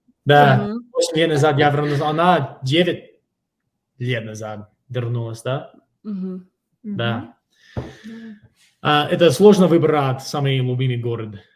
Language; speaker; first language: Russian; non-native, fluent; English